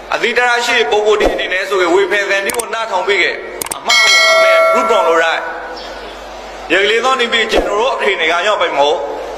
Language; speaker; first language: Burmese; native; Burmese